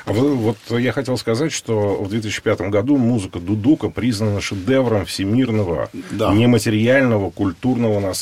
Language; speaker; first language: Russian; native; Russian